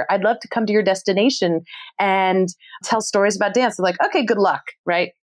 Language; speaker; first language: English; native; English